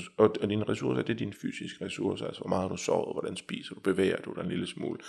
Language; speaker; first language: Danish; native; Danish